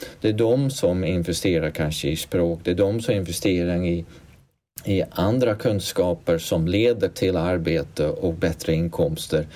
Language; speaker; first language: Swedish; non-native, fluent; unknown